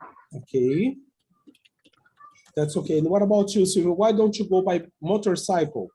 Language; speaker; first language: English; non-native, fluent; Portuguese